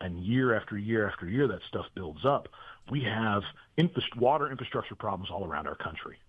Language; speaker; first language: English; native; English